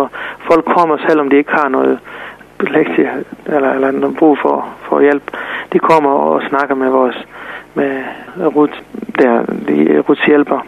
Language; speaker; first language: Danish; non-native, fluent; Serbian